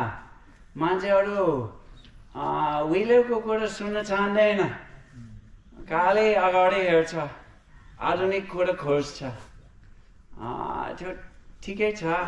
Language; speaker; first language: Nepali; non-native, fluent; English